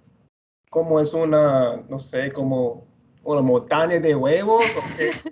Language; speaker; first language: Spanish; non-native, fluent; English